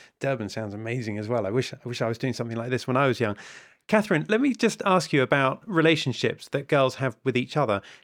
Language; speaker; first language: English; native; English